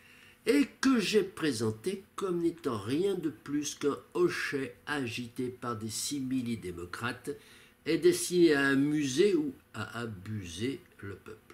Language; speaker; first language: French; native; French